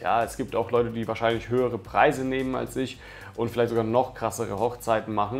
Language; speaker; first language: German; native; German